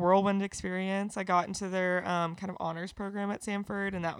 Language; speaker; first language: English; native; English